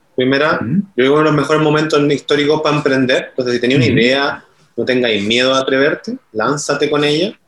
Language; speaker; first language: Spanish; native; Spanish